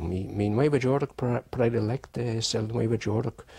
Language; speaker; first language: Spanish; non-native, fluent; English